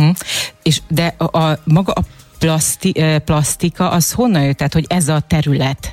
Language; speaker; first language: Hungarian; native; Hungarian